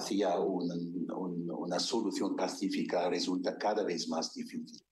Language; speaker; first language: Spanish; non-native, fluent; German